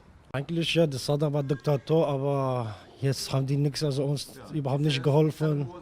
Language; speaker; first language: German; non-native, fluent; Kurdish